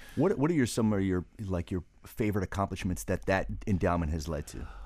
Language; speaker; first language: English; early bilingual, other home language; Spanish